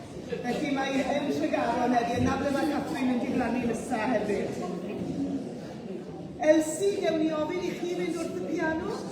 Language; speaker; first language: Welsh; native; Welsh